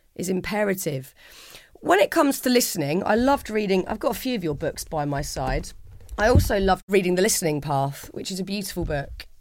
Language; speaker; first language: English; native; English